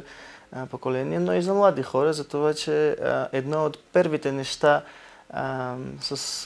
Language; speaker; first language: Bulgarian; non-native, learner; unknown